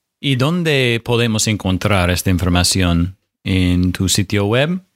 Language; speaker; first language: Spanish; non-native, fluent; English